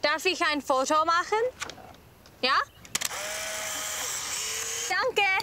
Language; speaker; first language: German; non-native, learner; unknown